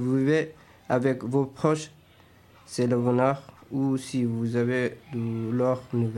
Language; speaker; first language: French; non-native, fluent; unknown